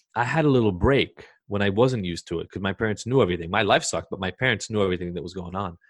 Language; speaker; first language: English; early bilingual, other home language; Hebrew